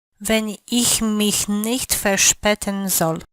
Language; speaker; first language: German; non-native, fluent; Polish